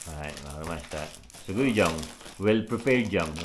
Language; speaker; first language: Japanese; non-native, learner; Filipino